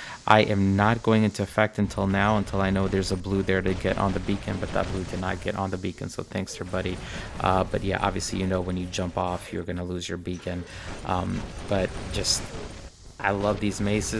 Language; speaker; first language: English; native; English